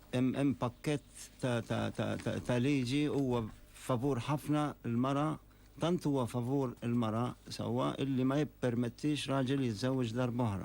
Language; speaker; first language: Maltese; non-native, fluent; Arabic